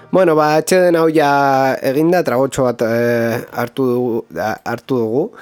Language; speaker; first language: Basque; non-native, local second language; Spanish